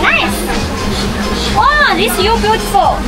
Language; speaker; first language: English; non-native, learner; Chinese